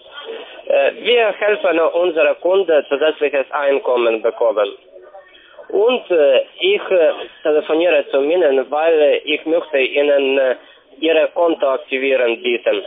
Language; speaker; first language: German; non-native, learner; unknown